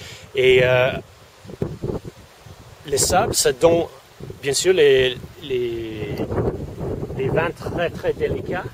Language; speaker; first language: French; non-native, fluent; English